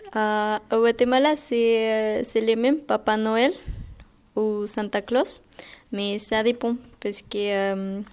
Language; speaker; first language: French; non-native, learner; Spanish